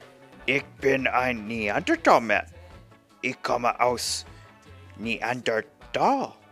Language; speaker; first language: German; non-native, learner; English